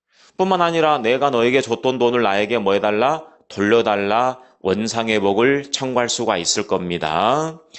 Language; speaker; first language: Korean; native; Korean